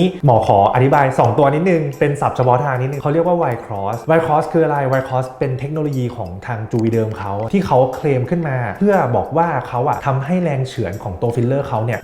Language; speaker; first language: Thai; native; Thai